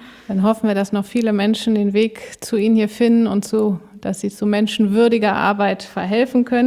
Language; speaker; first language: German; native; German